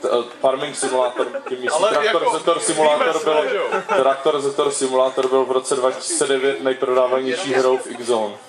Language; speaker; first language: Czech; native; Czech